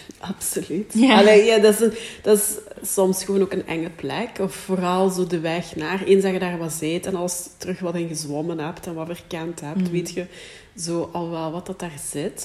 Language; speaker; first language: Dutch; native; Dutch